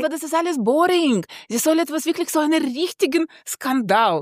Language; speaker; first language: German; non-native, fluent; Russian